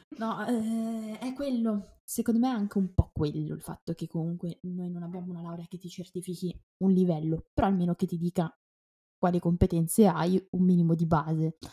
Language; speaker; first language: Italian; native; Italian